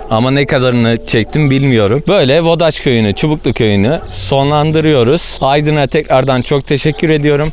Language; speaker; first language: Turkish; native; Turkish